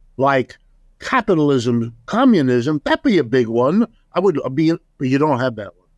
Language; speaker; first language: English; early bilingual, other home language; German